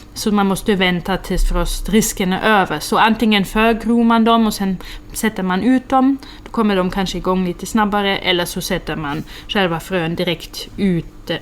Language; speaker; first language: Swedish; native; Swedish